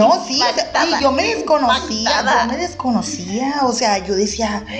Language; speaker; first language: Spanish; native; Spanish